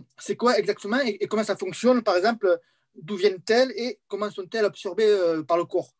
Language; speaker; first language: French; native; French